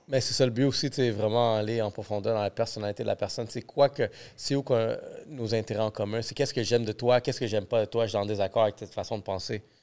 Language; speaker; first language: French; non-native, fluent; English